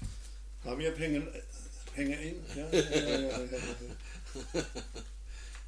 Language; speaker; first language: Danish; non-native, learner; German